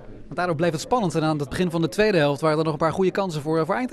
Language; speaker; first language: Dutch; native; Dutch